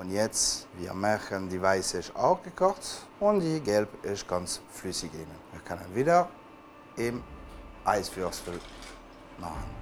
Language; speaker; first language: German; non-native, learner; French